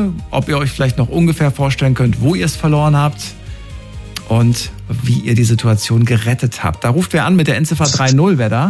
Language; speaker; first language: German; native; German